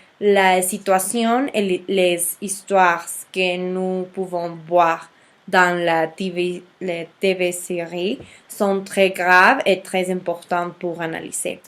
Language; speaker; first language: French; non-native, learner; Spanish